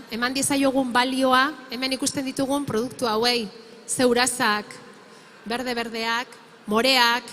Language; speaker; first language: Basque; native; Basque